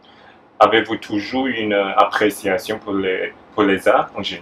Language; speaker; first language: French; non-native, fluent; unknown